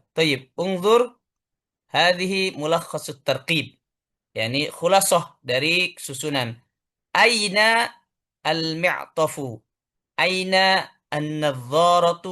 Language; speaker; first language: Arabic; non-native, learner; Indonesian